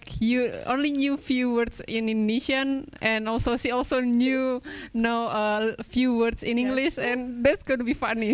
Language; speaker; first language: English; non-native, local second language; Indonesian